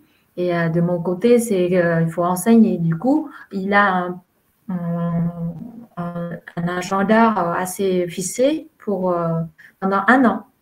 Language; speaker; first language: French; non-native, fluent; Vietnamese